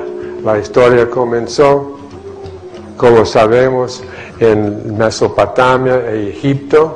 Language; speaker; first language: Spanish; non-native, fluent; English